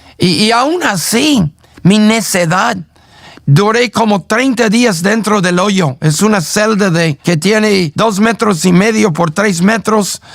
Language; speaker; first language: Spanish; non-native, fluent; English